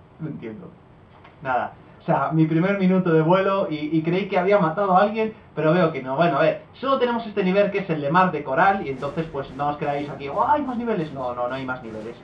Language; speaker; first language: Spanish; native; Spanish